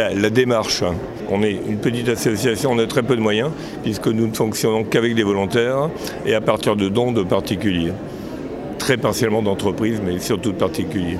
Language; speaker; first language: French; native; French